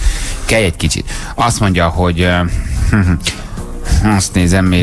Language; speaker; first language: Hungarian; native; Hungarian